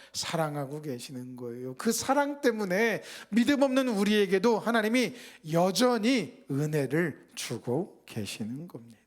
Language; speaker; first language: Korean; native; Korean